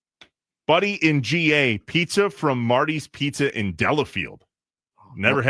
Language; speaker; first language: English; native; English